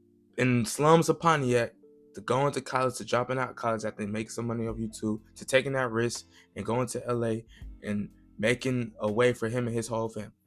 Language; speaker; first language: English; native; English